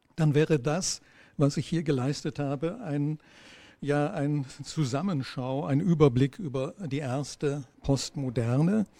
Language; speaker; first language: German; native; German